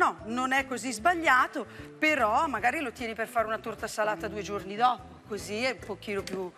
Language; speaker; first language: Italian; native; Italian